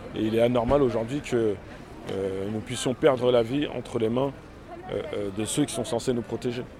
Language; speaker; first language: French; early bilingual, other home language; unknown